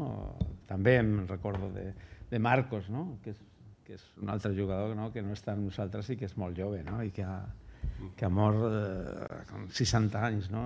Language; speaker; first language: Catalan; non-native, local second language; Spanish